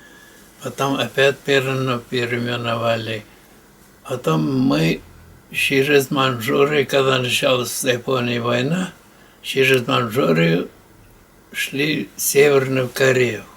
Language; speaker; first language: Russian; non-native, local second language; Bashkir